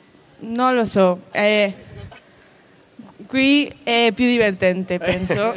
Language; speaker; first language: Italian; non-native, learner; Spanish